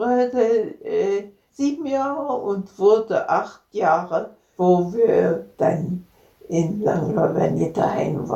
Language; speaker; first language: German; native; German